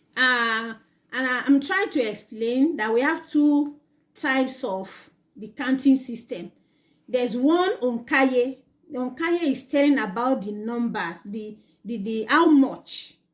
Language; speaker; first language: English; non-native, local second language; Yoruba